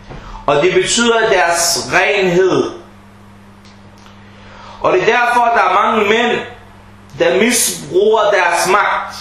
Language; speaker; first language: Danish; early bilingual, other home language; Arabic